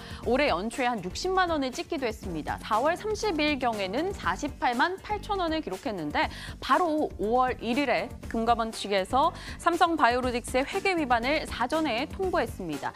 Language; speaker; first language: Korean; native; Korean